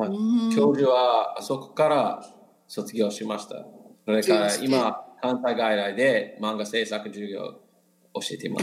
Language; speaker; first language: Japanese; non-native, learner; English